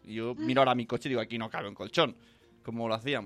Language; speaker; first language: Spanish; native; Spanish